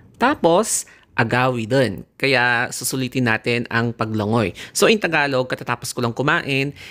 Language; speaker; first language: Filipino; non-native, local second language; Iloko